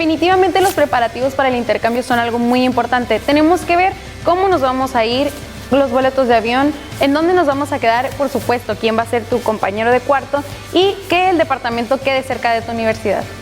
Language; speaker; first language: Spanish; native; Spanish